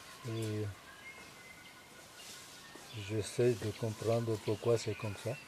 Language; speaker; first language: French; non-native, fluent; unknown